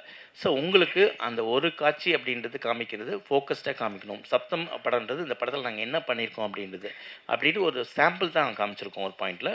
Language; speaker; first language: Tamil; native; Tamil